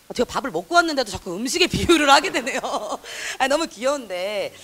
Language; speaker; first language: Korean; native; Korean